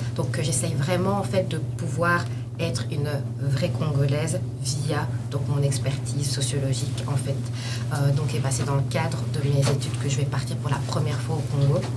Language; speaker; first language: French; early bilingual, other home language; Lingala